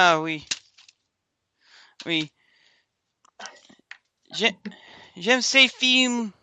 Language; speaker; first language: French; non-native, learner; English